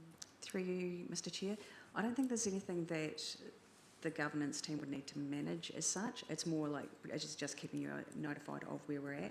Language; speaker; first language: English; native; English